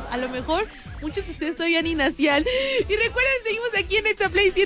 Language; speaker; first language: Spanish; native; Spanish